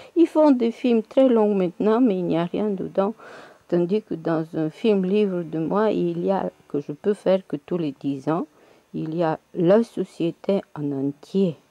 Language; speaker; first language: French; non-native, fluent; Bulgarian